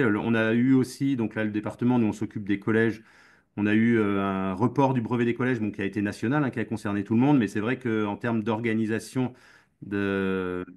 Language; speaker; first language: French; native; French